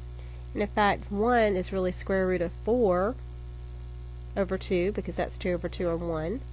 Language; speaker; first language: English; native; English